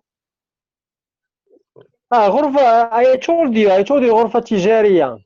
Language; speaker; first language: English; non-native, fluent; Arabic